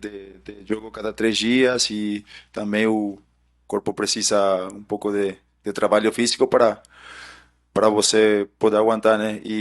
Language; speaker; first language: Portuguese; non-native, fluent; Spanish